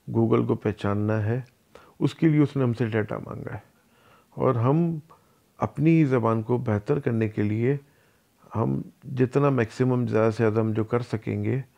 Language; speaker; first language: Urdu; native; Urdu